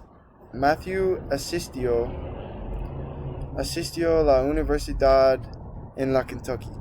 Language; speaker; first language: Spanish; non-native, learner; English